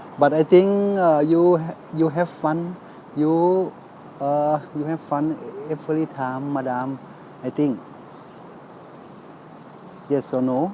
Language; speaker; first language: English; non-native, learner; Thai